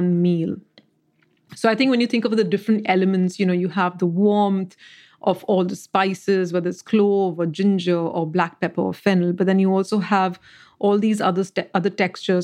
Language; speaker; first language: English; non-native, local second language; Marathi